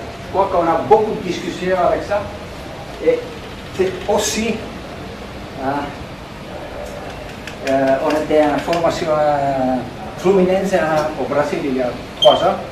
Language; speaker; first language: French; non-native, learner; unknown